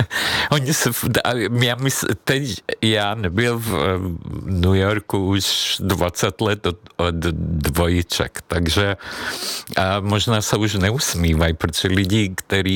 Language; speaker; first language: Czech; non-native, fluent; Hungarian